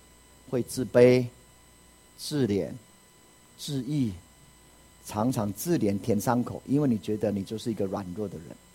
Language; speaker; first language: Chinese; native; Chinese